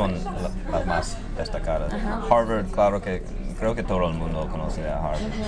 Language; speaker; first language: Spanish; non-native, fluent; English